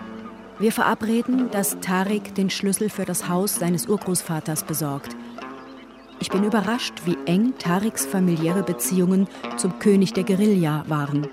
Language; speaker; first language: German; native; German